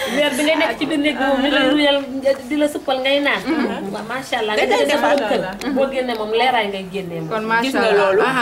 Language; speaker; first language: Wolof; non-native, local second language; Fula